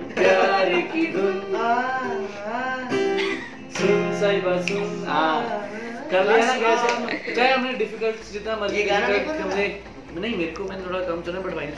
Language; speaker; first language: Hindi; non-native, local second language; Punjabi